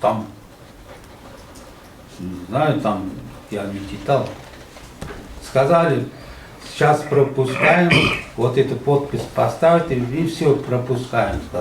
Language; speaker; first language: Russian; non-native, learner; Uzbek